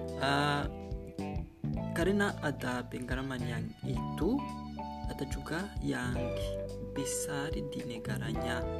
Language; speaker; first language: Indonesian; non-native, learner; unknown